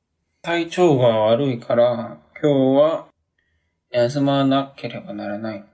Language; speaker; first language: Japanese; non-native, learner; Korean